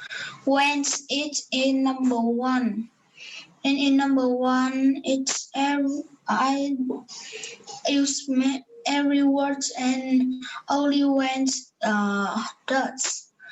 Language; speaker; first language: English; non-native, learner; Vietnamese